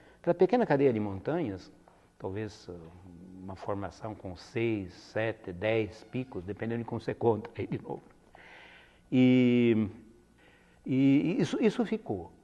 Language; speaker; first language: Portuguese; non-native, fluent; Italian